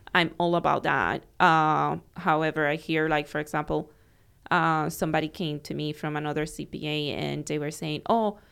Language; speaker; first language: English; non-native, fluent; Spanish